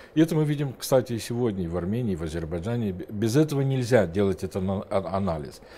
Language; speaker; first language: Russian; non-native, local second language; Romanian